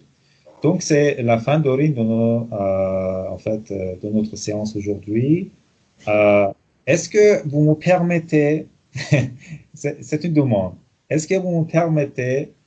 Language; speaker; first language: French; non-native, fluent; Persian